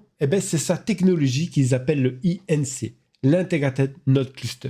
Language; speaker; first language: French; native; French